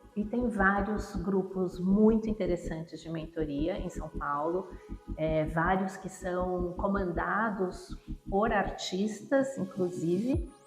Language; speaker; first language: Portuguese; native; Portuguese